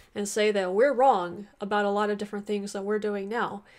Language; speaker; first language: English; native; English